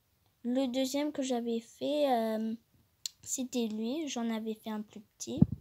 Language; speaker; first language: French; non-native, fluent; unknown